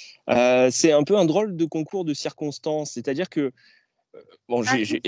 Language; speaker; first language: French; native; French